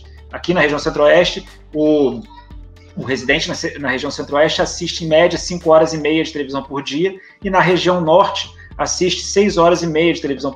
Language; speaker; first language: Portuguese; native; Portuguese